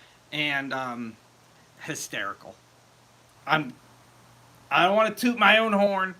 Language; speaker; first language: English; native; English